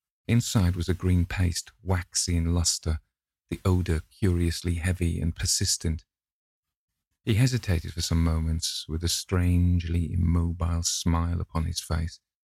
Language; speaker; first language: English; native; English